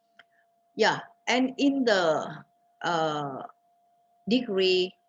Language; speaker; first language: English; non-native, fluent; Vietnamese